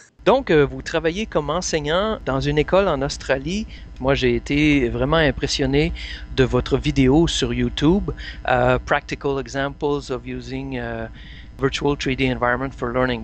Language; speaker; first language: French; native; French